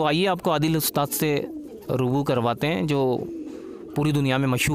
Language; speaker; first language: Hindi; native; Hindi